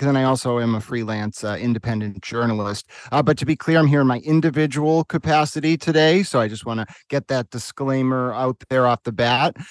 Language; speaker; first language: English; native; English